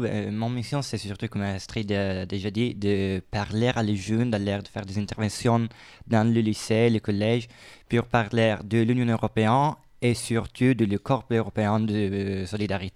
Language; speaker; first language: French; non-native, fluent; Italian